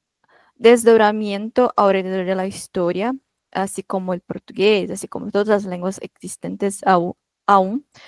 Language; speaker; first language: Spanish; non-native, fluent; Portuguese